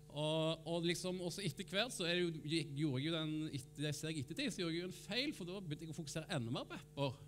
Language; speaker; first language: Norwegian; native; Norwegian